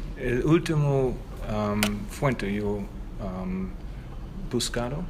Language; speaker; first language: Spanish; non-native, learner; German